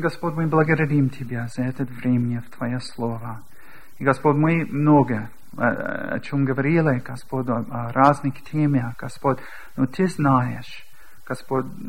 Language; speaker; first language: Russian; non-native, learner; English